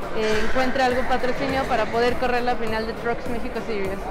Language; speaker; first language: Spanish; native; Spanish